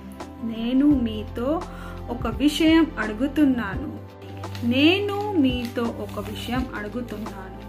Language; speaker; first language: Telugu; non-native, fluent; Hindi